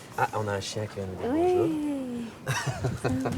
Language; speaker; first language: French; native; French